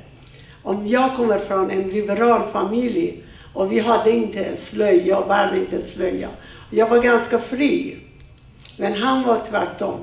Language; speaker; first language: Swedish; non-native, fluent; Persian